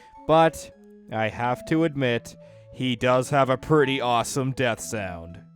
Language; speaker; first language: English; native; English